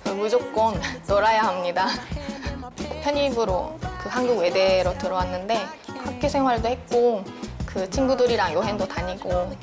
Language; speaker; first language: Korean; non-native, fluent; Japanese